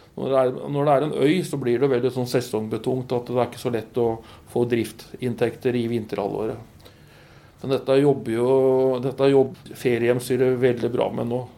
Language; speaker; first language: Norwegian; native; Norwegian